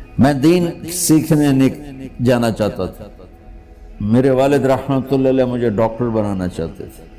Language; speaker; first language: Urdu; non-native, local second language; Punjabi